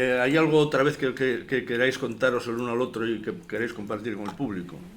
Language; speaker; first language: Spanish; native; Spanish